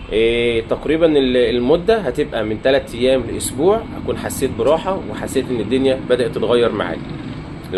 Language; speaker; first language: Arabic; native; Arabic